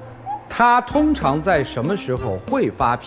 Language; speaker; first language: Chinese; native; Chinese